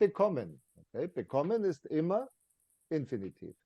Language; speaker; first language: German; non-native, fluent; English